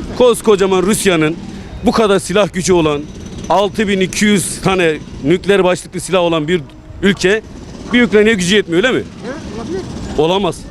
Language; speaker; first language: Turkish; native; Turkish